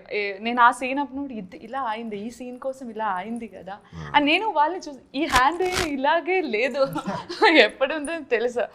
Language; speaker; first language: Telugu; non-native, learner; Malayalam